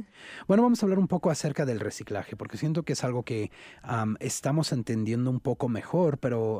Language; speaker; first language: Spanish; native; Spanish